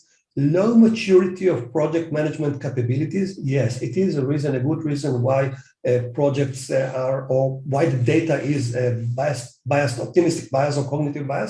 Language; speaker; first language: English; non-native, fluent; Hebrew